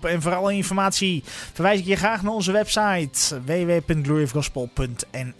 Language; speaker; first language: Dutch; native; Dutch